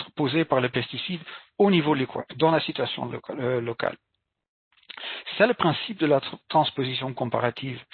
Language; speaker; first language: French; non-native, fluent; Dutch